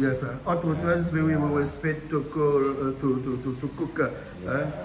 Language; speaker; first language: English; non-native, learner; French